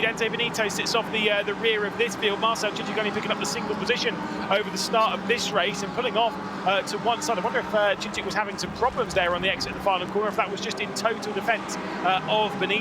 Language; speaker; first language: English; native; English